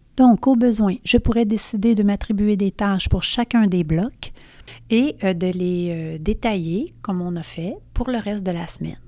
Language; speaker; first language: French; native; French